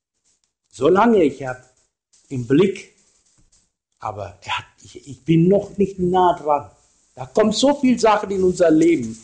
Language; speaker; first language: German; non-native, fluent; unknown